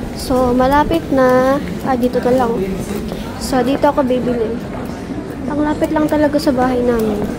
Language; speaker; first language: Filipino; non-native, local second language; Waray